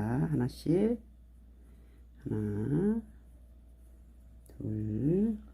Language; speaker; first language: Korean; native; Korean